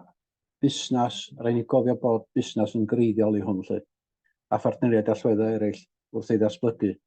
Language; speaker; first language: Welsh; native; Welsh